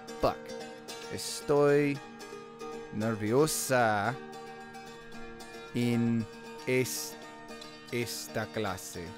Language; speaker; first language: Spanish; non-native, learner; English